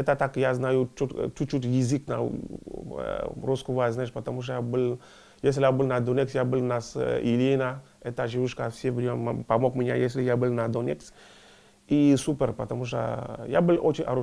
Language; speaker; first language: Russian; non-native, learner; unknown